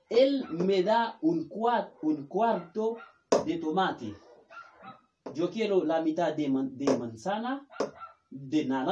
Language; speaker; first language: Spanish; non-native, fluent; Haitian Creole